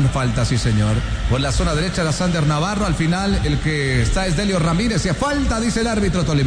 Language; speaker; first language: Spanish; native; Spanish